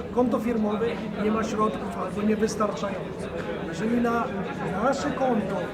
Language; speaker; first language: Polish; non-native, learner; Italian